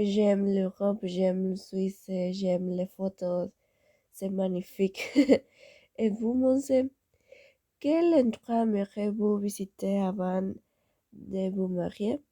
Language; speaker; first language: French; non-native, learner; Spanish